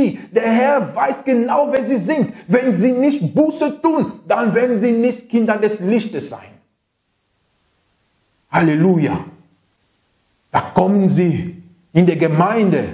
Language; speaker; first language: German; non-native, fluent; French